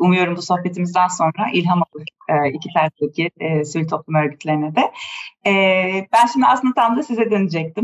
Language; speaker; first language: Turkish; native; Turkish